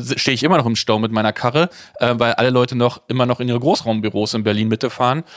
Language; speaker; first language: German; native; German